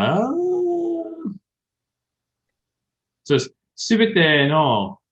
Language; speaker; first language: Japanese; non-native, learner; English